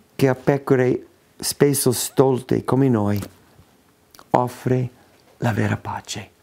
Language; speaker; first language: Italian; non-native, fluent; English